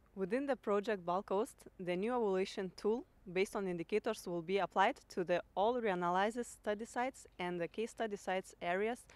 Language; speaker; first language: English; non-native, fluent; Lithuanian